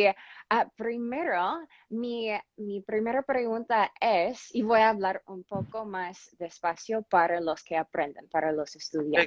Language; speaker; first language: Spanish; non-native, fluent; English